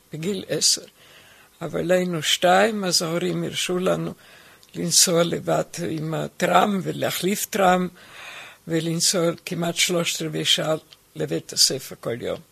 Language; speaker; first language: Hebrew; non-native, fluent; German